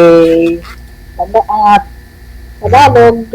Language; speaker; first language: Filipino; non-native, local second language; Iloko